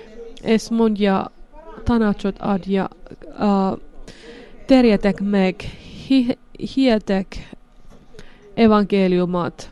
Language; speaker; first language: Hungarian; non-native, learner; Finnish